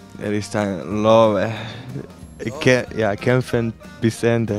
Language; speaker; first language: German; non-native, learner; Croatian